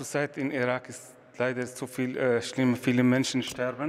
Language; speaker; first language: German; non-native, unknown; Persian